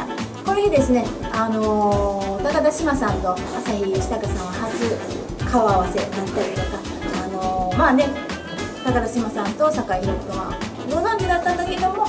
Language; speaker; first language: Japanese; native; Japanese